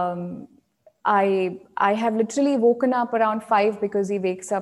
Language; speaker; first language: English; non-native, local second language; Marathi